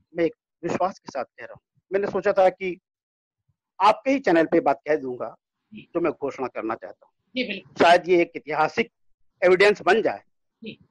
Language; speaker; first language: Hindi; native; Hindi